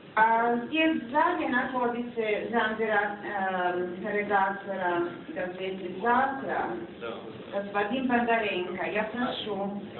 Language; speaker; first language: Russian; non-native, fluent; Serbian